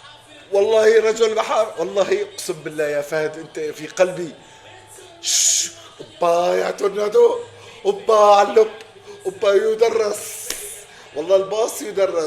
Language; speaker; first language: Arabic; native; Arabic